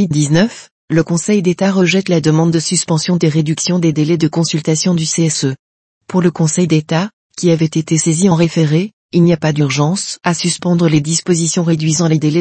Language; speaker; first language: French; native; French